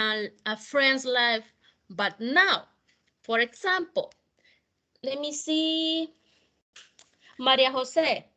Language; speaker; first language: English; non-native, fluent; Spanish